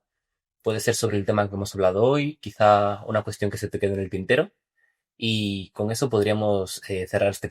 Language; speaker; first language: Spanish; native; Spanish